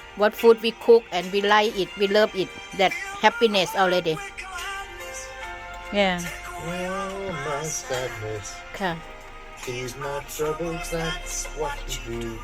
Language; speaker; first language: English; non-native, learner; Thai